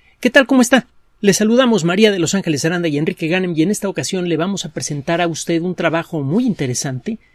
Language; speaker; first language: Spanish; native; Spanish